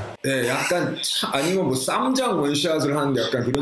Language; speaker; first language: Korean; early bilingual, heritage; Korean